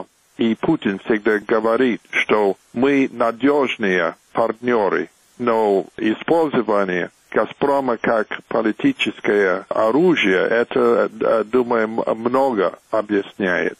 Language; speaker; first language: Russian; non-native, fluent; English